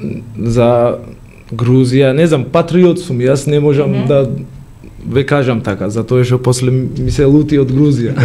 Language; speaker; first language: Macedonian; non-native, learner; Georgian